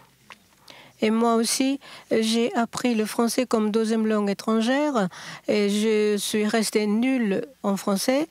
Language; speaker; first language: French; non-native, learner; Japanese